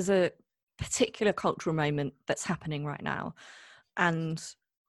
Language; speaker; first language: English; native; English